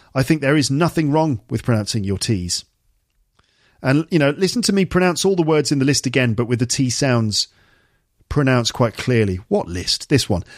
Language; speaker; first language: English; native; English